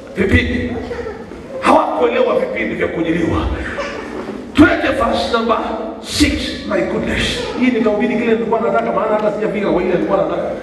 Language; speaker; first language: Swahili; non-native, local second language; Kamba